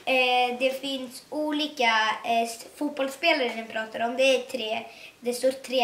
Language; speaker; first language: Swedish; early bilingual, other home language; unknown